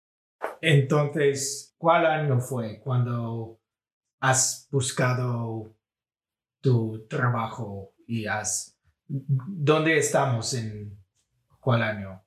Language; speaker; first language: Spanish; non-native, fluent; English